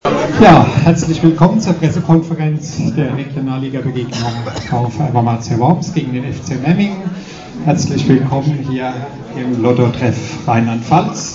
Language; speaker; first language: German; native; German